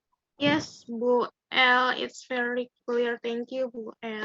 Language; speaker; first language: English; non-native, learner; Indonesian